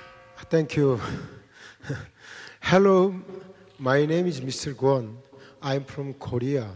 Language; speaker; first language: English; non-native, learner; Korean